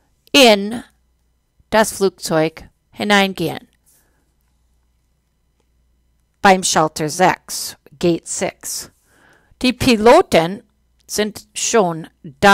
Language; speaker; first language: German; non-native, fluent; English